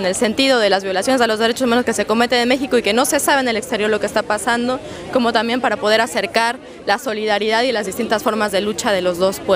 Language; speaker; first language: Spanish; native; Spanish